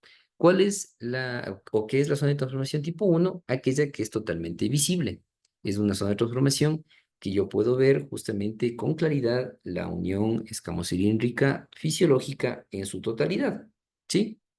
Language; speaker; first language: Spanish; native; Spanish